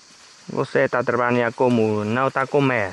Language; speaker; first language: Portuguese; non-native, learner; Vietnamese